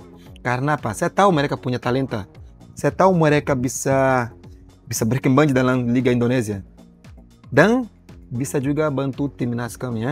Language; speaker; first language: Indonesian; non-native, learner; Portuguese